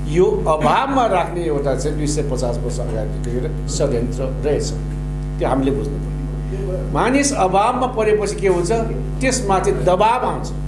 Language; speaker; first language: Nepali; non-native, local second language; Limburgish